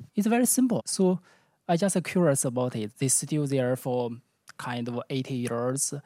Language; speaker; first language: English; non-native, learner; Chinese